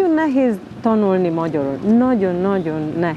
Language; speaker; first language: Hungarian; non-native, local second language; Romanian